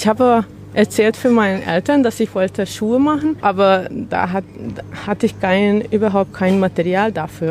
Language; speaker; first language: German; non-native, learner; Hungarian